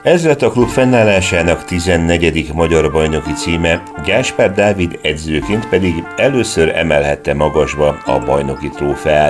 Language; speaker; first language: Hungarian; native; Hungarian